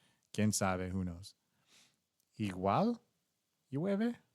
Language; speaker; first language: Spanish; non-native, learner; English